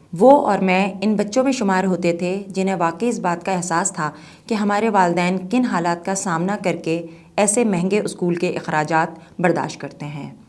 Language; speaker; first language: Urdu; native; Urdu